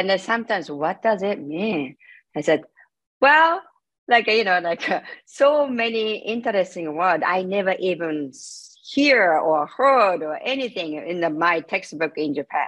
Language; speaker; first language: English; non-native, learner; Japanese